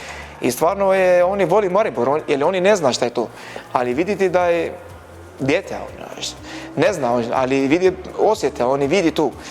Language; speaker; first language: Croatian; non-native, learner; Arabic